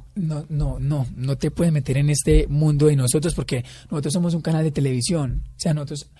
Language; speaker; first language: Spanish; native; Spanish